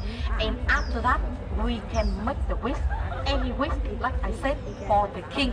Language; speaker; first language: English; non-native, learner; Vietnamese